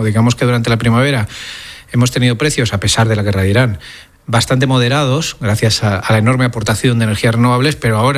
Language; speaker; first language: Spanish; native; Spanish